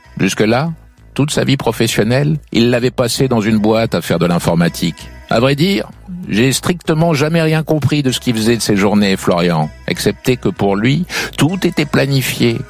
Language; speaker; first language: French; native; French